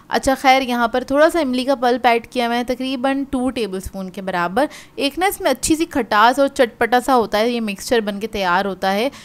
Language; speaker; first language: Hindi; native; Hindi